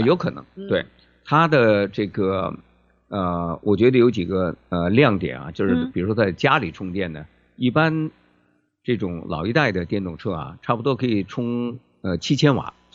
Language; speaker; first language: Chinese; native; Chinese